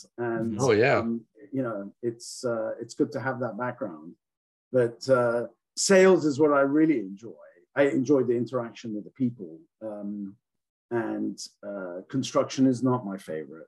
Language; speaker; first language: English; native; English